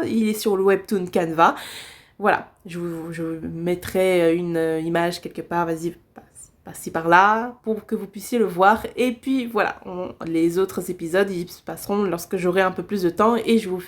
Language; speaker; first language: French; native; French